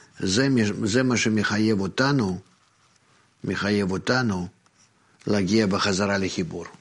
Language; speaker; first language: Hebrew; non-native, fluent; Russian